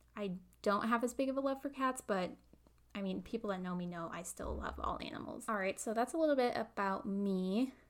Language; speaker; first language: English; native; English